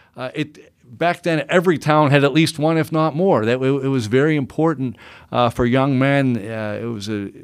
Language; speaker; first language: English; native; English